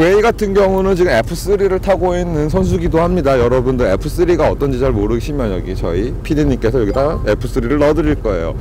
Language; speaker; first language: Korean; native; Korean